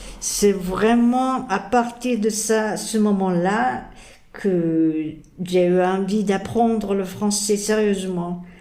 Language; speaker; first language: French; non-native, fluent; Japanese